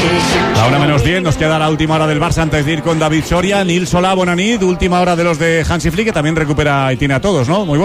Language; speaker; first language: Spanish; native; Spanish